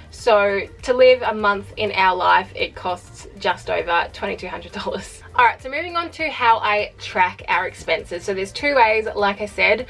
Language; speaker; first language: English; native; English